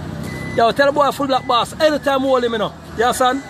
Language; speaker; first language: English; native; English